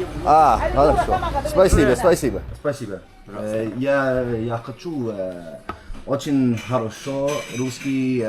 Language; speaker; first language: Russian; non-native, learner; English